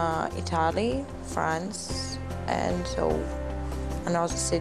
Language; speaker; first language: English; non-native, learner; German